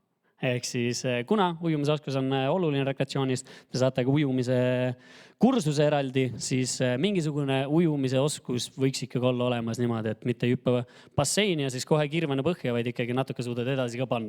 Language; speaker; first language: Estonian; native; Estonian